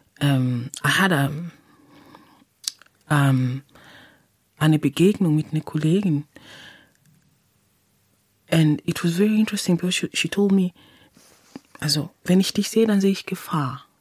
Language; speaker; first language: German; non-native, fluent; English